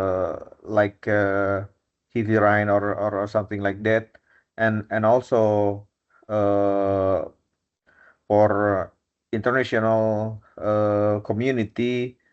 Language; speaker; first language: English; non-native, fluent; Indonesian